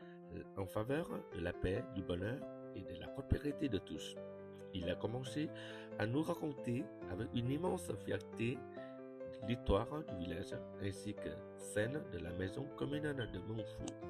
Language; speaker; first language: French; non-native, fluent; Vietnamese